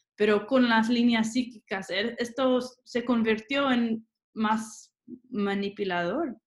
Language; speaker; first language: Spanish; early bilingual, other home language; English